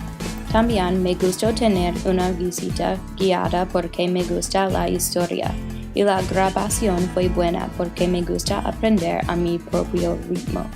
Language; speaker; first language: Spanish; non-native, learner; English